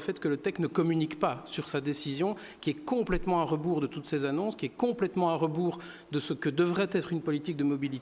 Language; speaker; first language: French; native; French